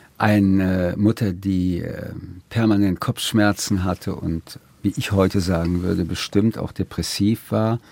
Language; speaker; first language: German; early bilingual, other home language; French